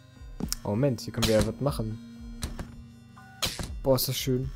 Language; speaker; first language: German; native; German